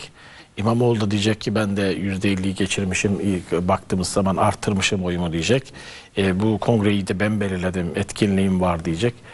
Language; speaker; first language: Turkish; native; Turkish